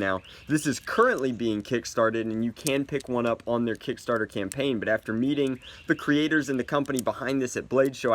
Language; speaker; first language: English; native; English